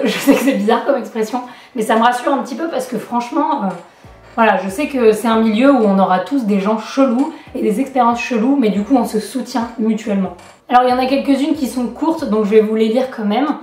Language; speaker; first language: French; native; French